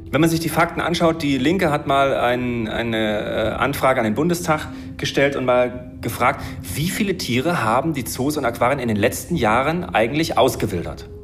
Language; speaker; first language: German; native; German